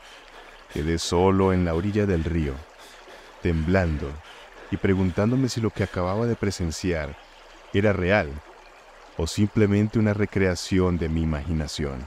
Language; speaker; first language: Spanish; native; Spanish